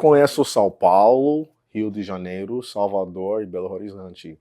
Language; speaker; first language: Portuguese; non-native, fluent; English